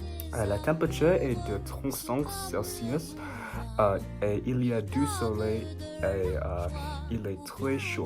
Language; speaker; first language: French; non-native, learner; English